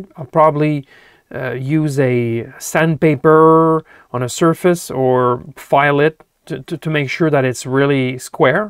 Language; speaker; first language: English; non-native, local second language; French